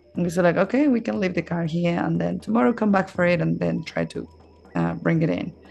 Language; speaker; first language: English; non-native, fluent; Spanish